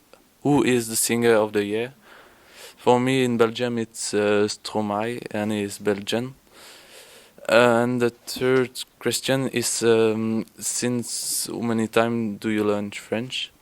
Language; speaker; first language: English; non-native, learner; French